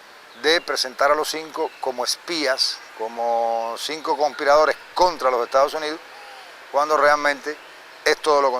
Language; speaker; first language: Spanish; native; Spanish